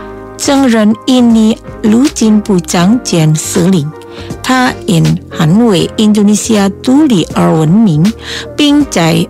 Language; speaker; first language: Chinese; early bilingual, heritage; Chinese